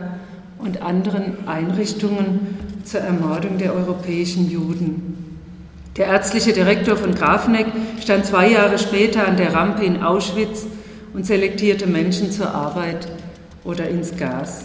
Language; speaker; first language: German; native; German